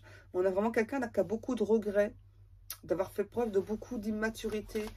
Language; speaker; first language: French; native; French